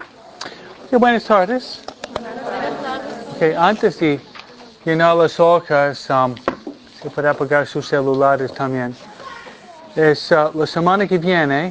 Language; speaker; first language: Spanish; non-native, fluent; English